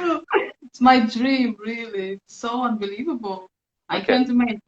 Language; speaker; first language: English; non-native, learner; Russian